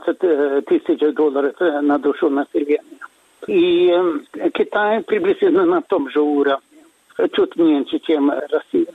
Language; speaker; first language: Russian; non-native, fluent; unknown